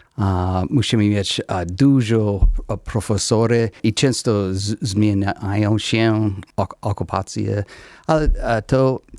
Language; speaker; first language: Polish; non-native, learner; English